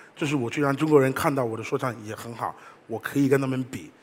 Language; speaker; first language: Chinese; non-native, fluent; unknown